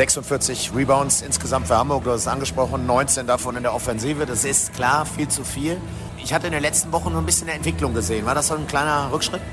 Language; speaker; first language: German; native; German